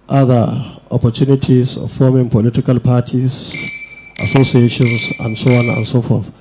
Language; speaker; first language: English; non-native, local second language; Hausa